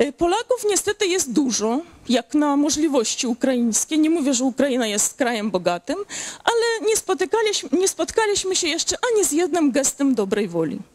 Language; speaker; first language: Polish; early bilingual, heritage; Polish